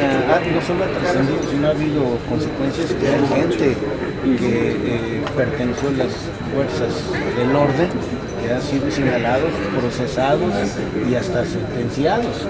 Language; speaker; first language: Spanish; native; Spanish